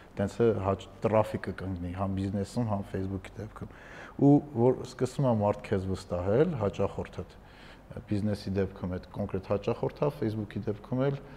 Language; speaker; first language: Armenian; native; Armenian